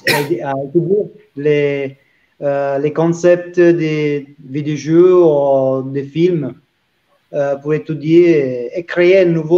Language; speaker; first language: French; non-native, learner; Italian